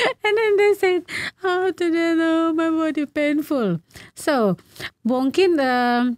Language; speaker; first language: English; non-native, learner; Indonesian